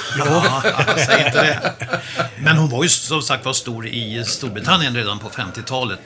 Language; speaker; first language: Swedish; native; Swedish